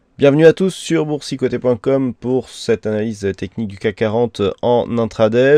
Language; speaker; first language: French; native; French